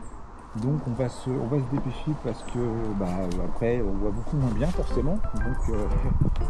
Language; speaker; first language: French; native; French